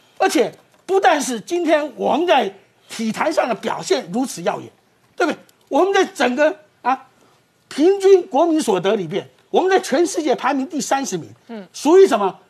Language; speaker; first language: Chinese; native; Chinese